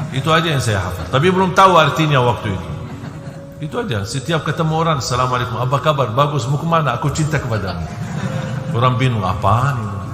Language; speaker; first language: Indonesian; non-native, fluent; Arabic